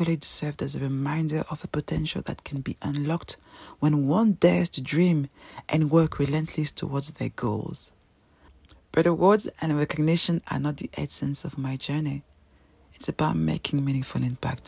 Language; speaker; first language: English; non-native, fluent; French